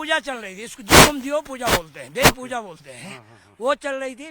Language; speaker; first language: Hindi; native; Hindi